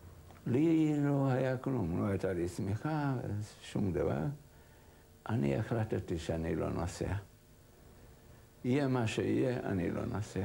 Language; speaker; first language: Hebrew; non-native, fluent; Hungarian